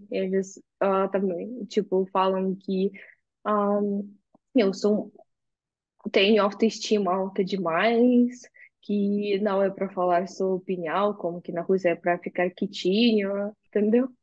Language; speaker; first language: Portuguese; non-native, fluent; Russian